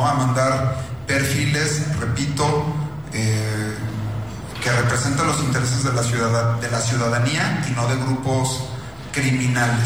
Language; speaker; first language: Spanish; native; Spanish